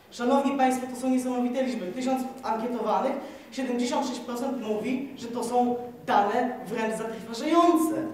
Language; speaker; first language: Polish; native; Polish